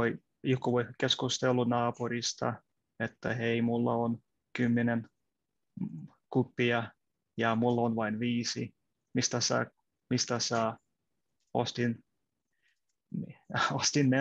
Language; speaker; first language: Finnish; non-native, learner; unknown